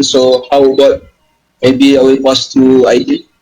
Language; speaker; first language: English; non-native, learner; Malay